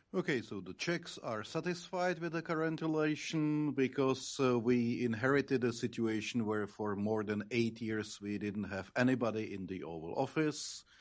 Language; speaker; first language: English; non-native, fluent; Czech